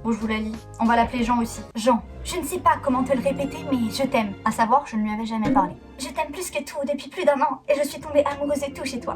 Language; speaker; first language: French; native; French